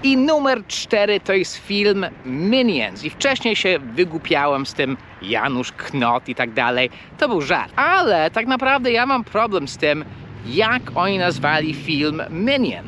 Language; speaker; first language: Polish; non-native, fluent; English